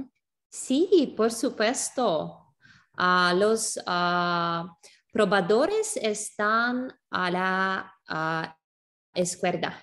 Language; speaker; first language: Spanish; non-native, learner; English